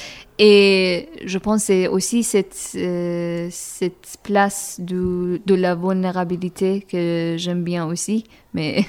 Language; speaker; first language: French; non-native, fluent; Persian